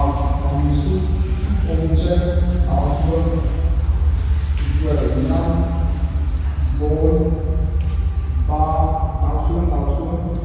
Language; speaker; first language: Vietnamese; non-native, learner; Hindi